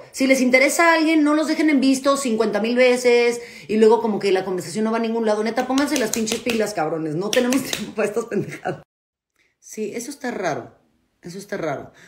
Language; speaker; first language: Spanish; native; Spanish